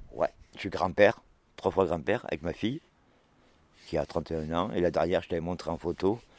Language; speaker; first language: French; native; French